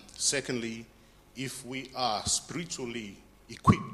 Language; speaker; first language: English; non-native, fluent; Fijian